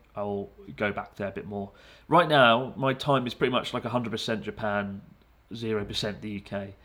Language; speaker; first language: English; native; English